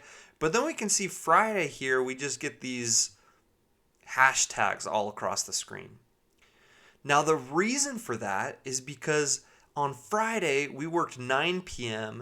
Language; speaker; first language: English; native; English